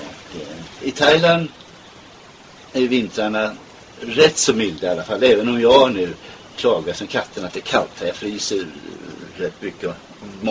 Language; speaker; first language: Swedish; native; Swedish